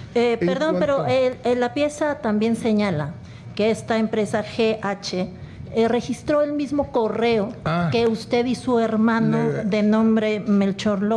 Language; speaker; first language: Spanish; native; Spanish